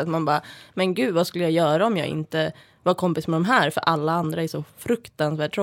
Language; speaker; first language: Swedish; native; Swedish